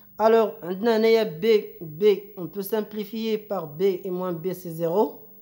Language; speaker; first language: French; non-native, local second language; Arabic